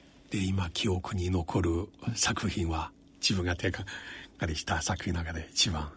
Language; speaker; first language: Japanese; non-native, fluent; Chinese